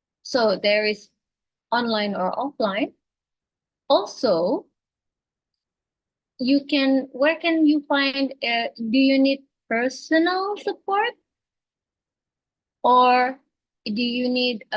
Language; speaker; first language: English; non-native, fluent; Indonesian